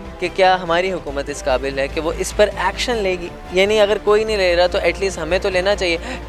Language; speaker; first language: Urdu; native; Urdu